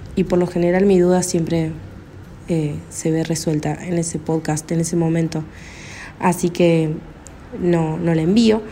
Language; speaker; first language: Spanish; native; Spanish